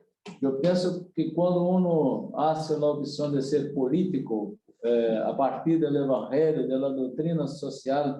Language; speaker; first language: Spanish; non-native, learner; Portuguese